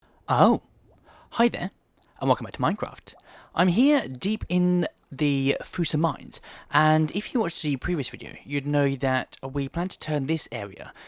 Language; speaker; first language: English; native; English